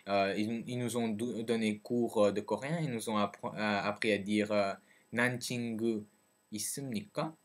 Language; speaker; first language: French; early bilingual, other home language; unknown